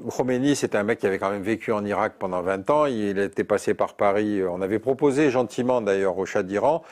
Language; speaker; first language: French; native; French